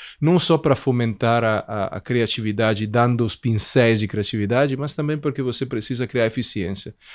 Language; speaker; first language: Portuguese; non-native, fluent; Italian